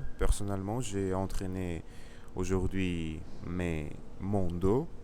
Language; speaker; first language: French; non-native, learner; Russian